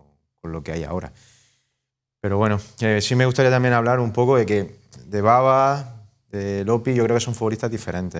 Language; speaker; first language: Spanish; native; Spanish